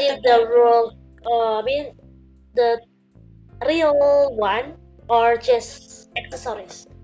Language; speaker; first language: English; non-native, learner; Indonesian